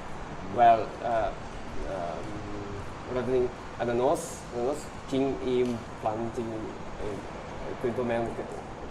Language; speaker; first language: Welsh; non-native, learner; Japanese